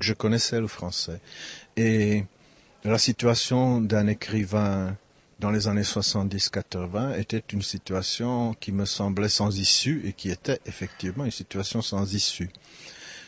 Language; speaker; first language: French; non-native, fluent; Czech